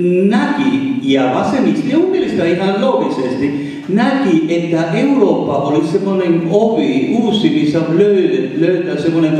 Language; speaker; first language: Finnish; non-native, fluent; Spanish